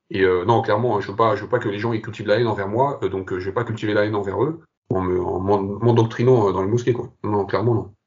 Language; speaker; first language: French; early bilingual, other home language; Kabyle